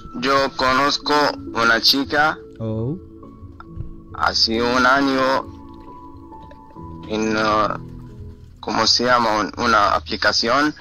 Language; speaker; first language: Spanish; non-native, learner; Arabic